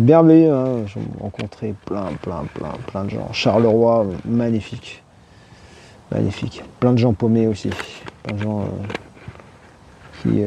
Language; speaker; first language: French; native; French